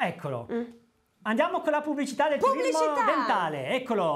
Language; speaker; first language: Italian; native; Italian